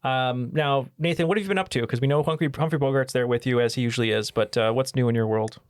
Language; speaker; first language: English; native; English